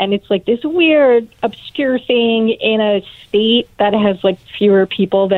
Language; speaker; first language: English; native; English